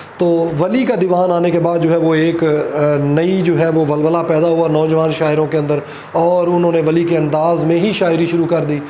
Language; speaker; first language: Urdu; native; Urdu